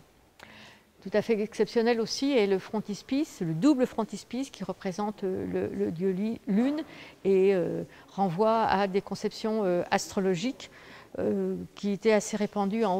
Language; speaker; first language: French; native; French